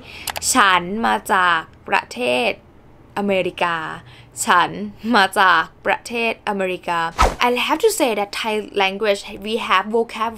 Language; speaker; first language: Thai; native; Thai